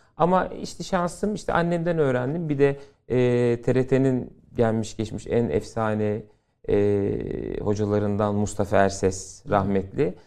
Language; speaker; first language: Turkish; native; Turkish